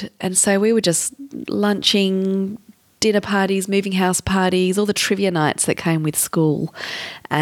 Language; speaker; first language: English; native; English